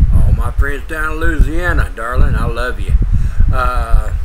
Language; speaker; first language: English; native; English